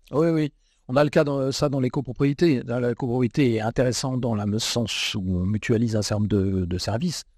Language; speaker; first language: French; native; French